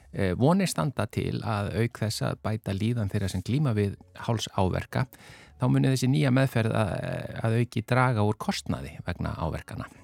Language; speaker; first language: Icelandic; native; Icelandic